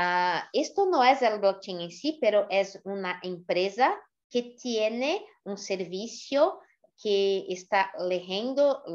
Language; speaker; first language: Spanish; non-native, fluent; Portuguese